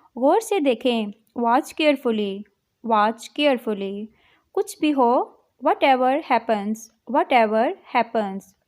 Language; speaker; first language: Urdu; native; Urdu